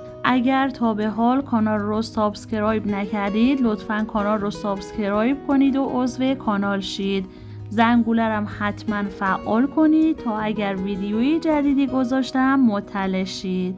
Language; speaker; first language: Persian; native; Persian